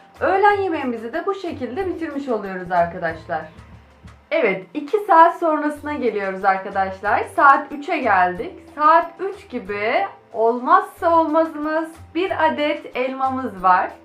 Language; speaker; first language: Turkish; native; Turkish